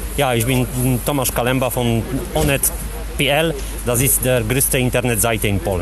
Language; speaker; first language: German; non-native, learner; Polish